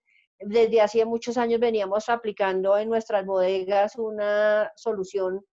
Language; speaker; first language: Spanish; native; Spanish